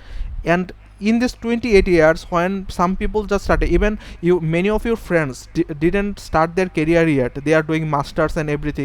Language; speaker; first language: English; non-native, fluent; Bangla